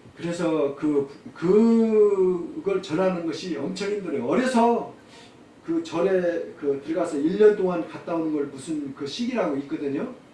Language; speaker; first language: Korean; native; Korean